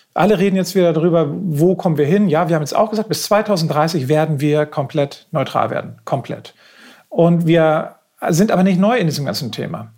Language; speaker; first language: German; native; German